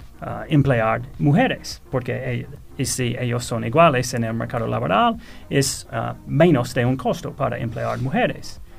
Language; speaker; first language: Spanish; non-native, fluent; English